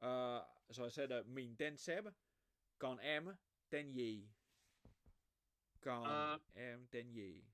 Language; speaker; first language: Vietnamese; non-native, fluent; French